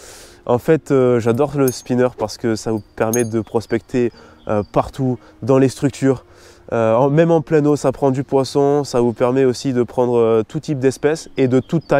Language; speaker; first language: French; native; French